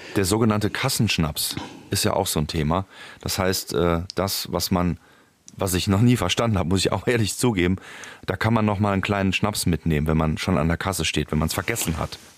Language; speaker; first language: German; native; German